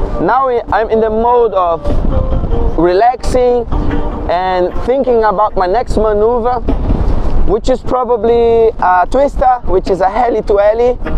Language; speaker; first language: English; non-native, fluent; Portuguese